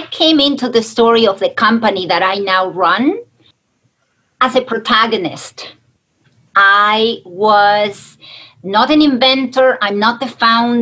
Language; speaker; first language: English; non-native, fluent; Spanish